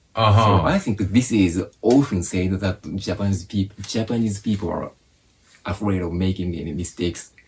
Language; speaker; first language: English; non-native, fluent; Japanese